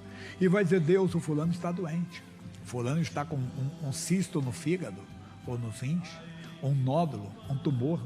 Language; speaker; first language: Portuguese; native; Portuguese